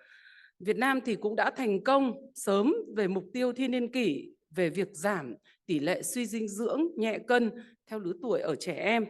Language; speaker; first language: Vietnamese; native; Vietnamese